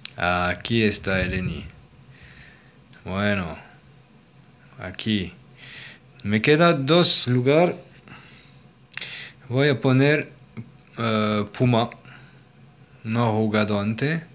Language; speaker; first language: Spanish; non-native, learner; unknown